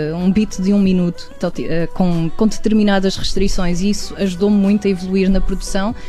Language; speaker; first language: Portuguese; native; Portuguese